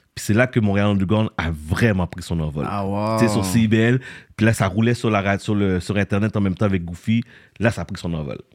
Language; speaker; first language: French; native; French